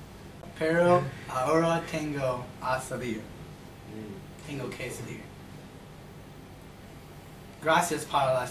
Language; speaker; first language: Spanish; non-native, learner; English